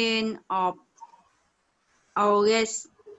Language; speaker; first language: English; non-native, learner; Vietnamese